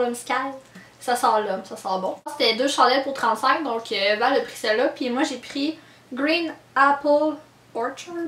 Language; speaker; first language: French; native; French